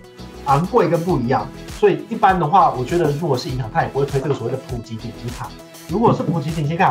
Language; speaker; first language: Chinese; native; Chinese